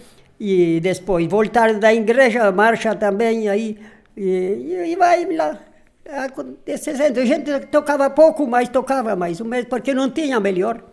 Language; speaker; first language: Portuguese; non-native, local second language; Polish